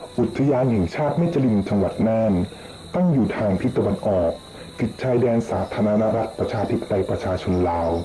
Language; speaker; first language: Thai; native; Thai